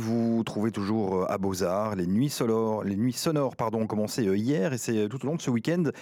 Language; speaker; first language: French; native; French